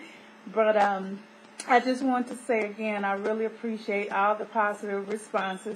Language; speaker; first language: English; native; English